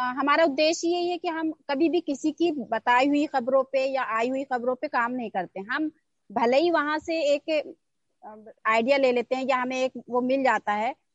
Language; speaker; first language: Hindi; native; Hindi